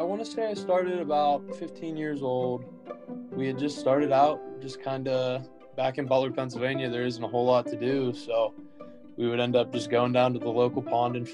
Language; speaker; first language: English; native; English